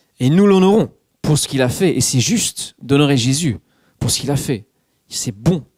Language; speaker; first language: French; non-native, fluent; English